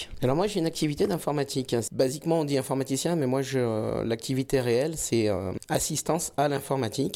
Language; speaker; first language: French; native; French